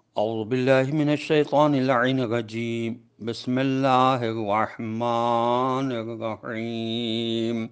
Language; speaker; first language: Arabic; non-native, fluent; Urdu